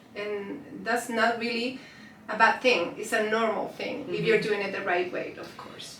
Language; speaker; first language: English; non-native, fluent; Spanish